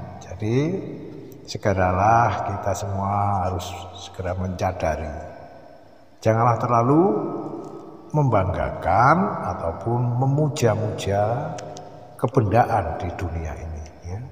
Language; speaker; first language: Indonesian; native; Indonesian